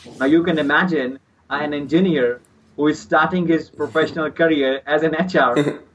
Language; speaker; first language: English; non-native, local second language; Punjabi